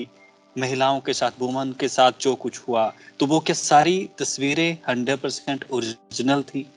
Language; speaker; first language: Hindi; native; Hindi